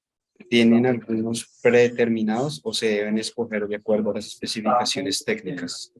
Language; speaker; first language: Spanish; native; Spanish